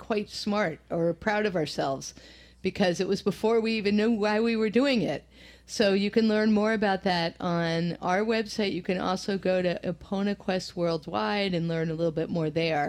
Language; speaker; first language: English; native; English